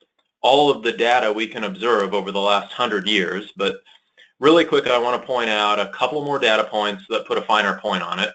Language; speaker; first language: English; native; English